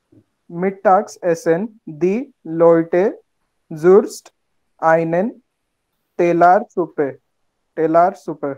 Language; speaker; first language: German; non-native, learner; Marathi